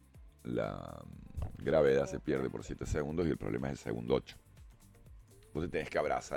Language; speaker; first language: Spanish; native; Spanish